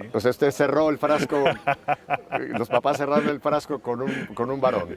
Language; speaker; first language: Spanish; native; Spanish